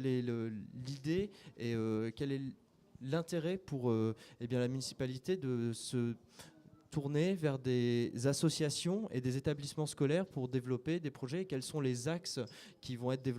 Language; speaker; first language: French; native; French